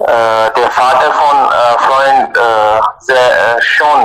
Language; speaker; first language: German; non-native, learner; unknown